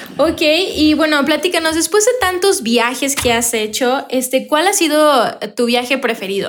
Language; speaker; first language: Spanish; native; Spanish